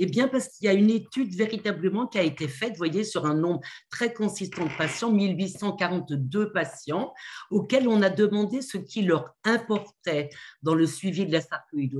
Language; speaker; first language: French; native; French